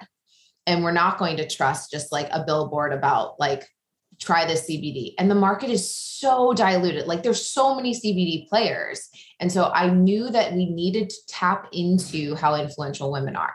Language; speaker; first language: English; native; English